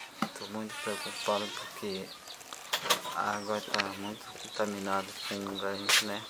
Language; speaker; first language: Portuguese; non-native, local second language; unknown